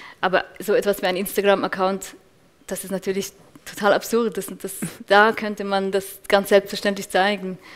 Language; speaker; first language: German; native; German